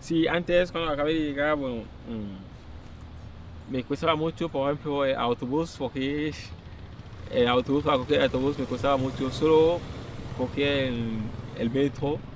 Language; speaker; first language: Spanish; non-native, fluent; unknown